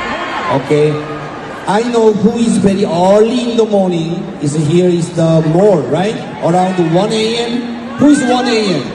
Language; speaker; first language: English; non-native, learner; Korean